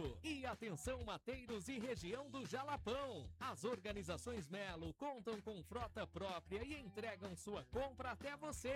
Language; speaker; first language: Portuguese; native; Portuguese